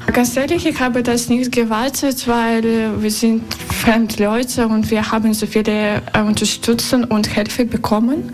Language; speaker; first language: German; non-native, learner; Russian